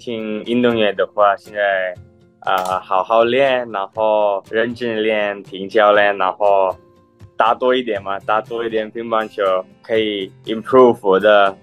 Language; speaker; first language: Chinese; non-native, fluent; Indonesian